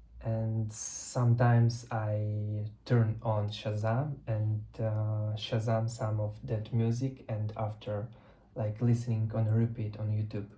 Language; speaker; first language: English; non-native, learner; Russian